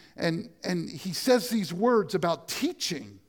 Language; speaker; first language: English; native; English